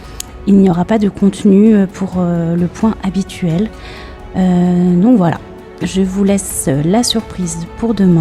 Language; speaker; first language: French; native; French